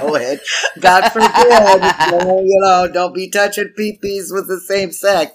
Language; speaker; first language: English; native; English